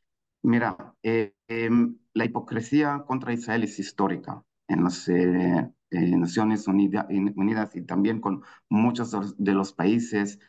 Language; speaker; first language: Spanish; non-native, fluent; Hebrew